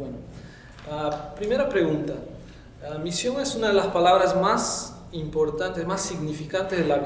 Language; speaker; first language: Spanish; non-native, fluent; Portuguese